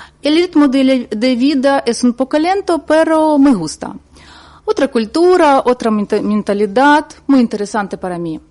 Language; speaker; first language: Spanish; non-native, learner; Ukrainian